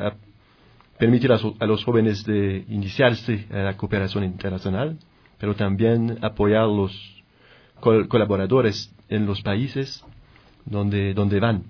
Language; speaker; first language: Spanish; non-native, fluent; French